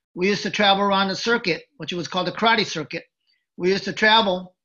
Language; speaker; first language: English; early bilingual, other home language; Japanese